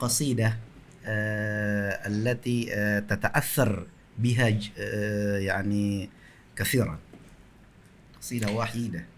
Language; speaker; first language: Arabic; non-native, fluent; Indonesian